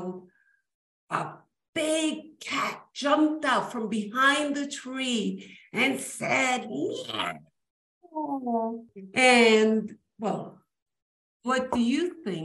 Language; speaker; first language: English; early bilingual, other home language; Spanish